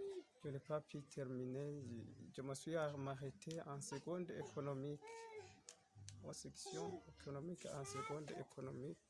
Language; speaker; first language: French; non-native, local second language; Rundi